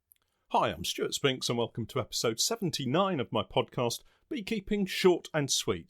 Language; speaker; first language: English; native; English